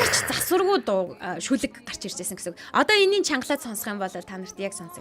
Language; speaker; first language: Mongolian; native; Mongolian